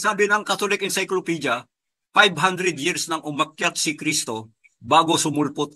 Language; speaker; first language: Filipino; native; Filipino